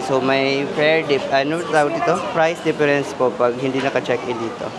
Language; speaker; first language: Filipino; native; Filipino